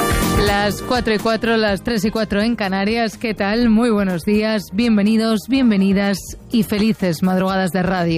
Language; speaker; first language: Spanish; native; Spanish